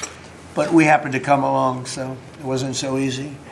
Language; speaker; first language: English; native; English